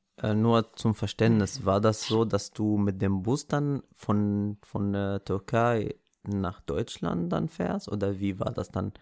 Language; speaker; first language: German; native; German